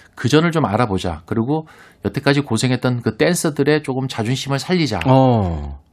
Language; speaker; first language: Korean; native; Korean